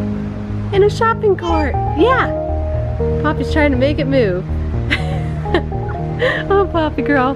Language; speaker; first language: English; native; English